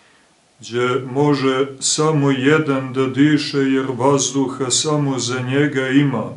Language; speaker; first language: Serbian; native; Serbian